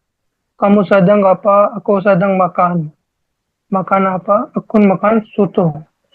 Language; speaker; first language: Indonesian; non-native, learner; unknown